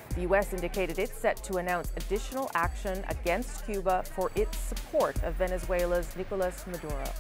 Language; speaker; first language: English; native; English